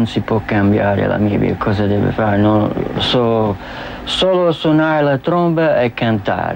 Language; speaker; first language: Italian; non-native, learner; English